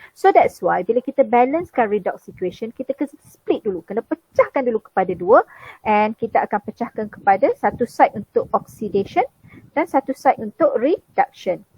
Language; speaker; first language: Malay; native; Malay